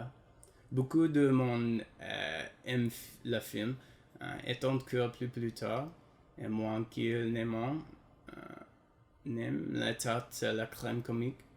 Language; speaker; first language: French; non-native, learner; English